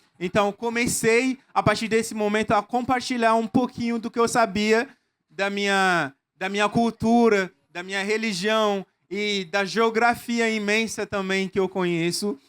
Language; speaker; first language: Portuguese; non-native, fluent; Mossi